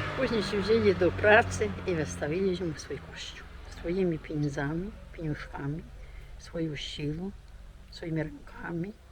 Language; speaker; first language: Polish; early bilingual, heritage; Polish